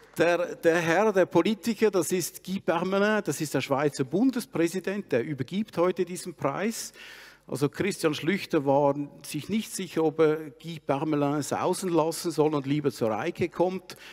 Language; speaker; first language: German; native; German